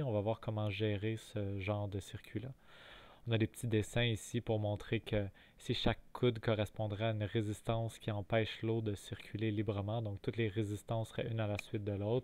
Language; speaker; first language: French; native; French